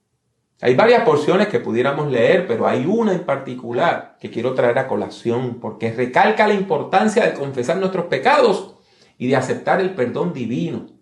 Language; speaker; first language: Spanish; native; Spanish